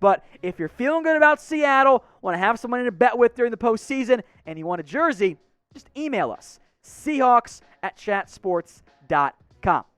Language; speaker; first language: English; native; English